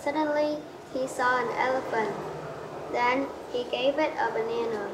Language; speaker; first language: English; non-native, learner; Vietnamese